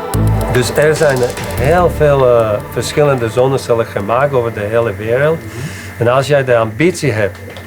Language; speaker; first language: Dutch; non-native, fluent; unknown